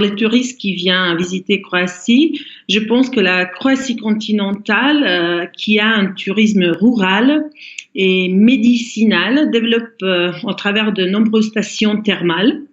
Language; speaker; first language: French; non-native, fluent; Croatian